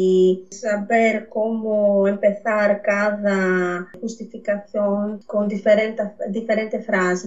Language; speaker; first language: Spanish; non-native, fluent; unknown